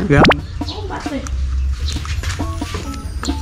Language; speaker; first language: Japanese; native; Japanese